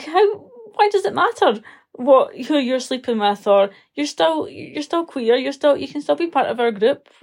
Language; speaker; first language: English; native; English